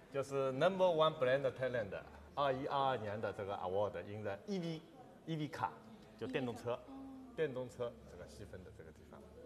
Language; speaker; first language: Chinese; native; Chinese